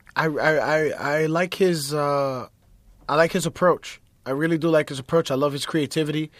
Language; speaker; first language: English; native; English